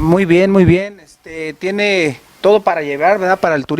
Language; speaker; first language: Spanish; native; Spanish